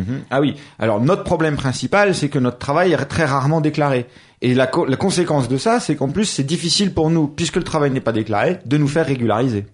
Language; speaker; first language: French; native; French